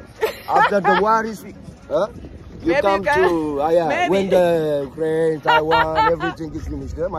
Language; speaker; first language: English; non-native, learner; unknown